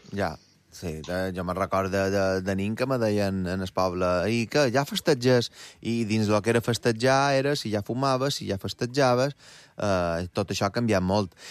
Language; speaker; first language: Catalan; native; Catalan